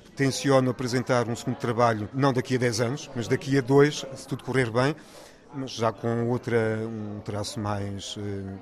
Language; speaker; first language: Portuguese; early bilingual, other home language; French